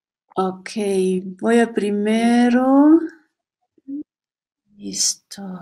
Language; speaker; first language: Spanish; non-native, fluent; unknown